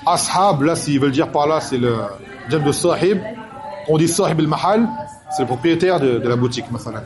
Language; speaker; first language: French; native; French